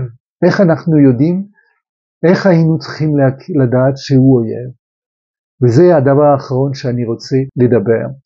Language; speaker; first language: Hebrew; non-native, fluent; French